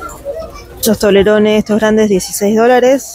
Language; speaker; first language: Spanish; native; Spanish